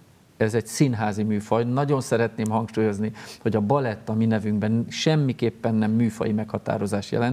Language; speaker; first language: Hungarian; native; Hungarian